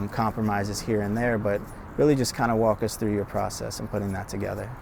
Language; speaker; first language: English; native; English